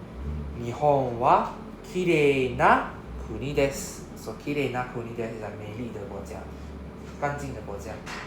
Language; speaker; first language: Japanese; non-native, fluent; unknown